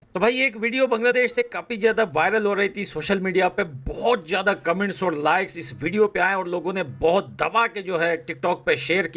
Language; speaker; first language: Hindi; native; Hindi